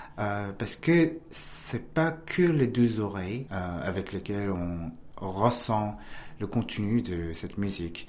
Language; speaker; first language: French; non-native, fluent; Korean